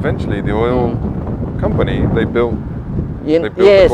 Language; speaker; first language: English; native; English